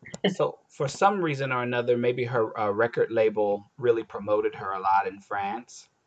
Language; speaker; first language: English; native; English